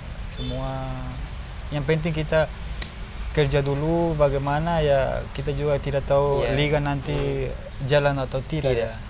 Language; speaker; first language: Indonesian; non-native, learner; Spanish